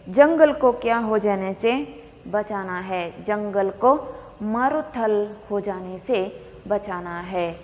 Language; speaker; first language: Hindi; non-native, local second language; Kannada